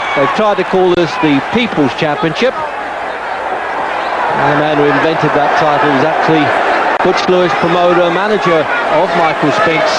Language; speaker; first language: English; native; English